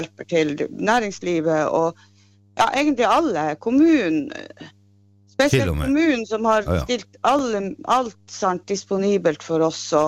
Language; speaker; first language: Norwegian; native; Norwegian